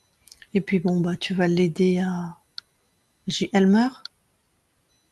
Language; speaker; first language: French; native; French